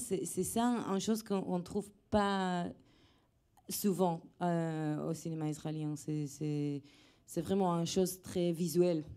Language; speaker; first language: French; non-native, fluent; Hebrew